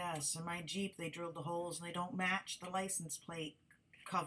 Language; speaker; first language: English; native; English